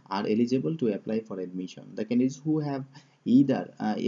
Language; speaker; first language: English; non-native, local second language; Bangla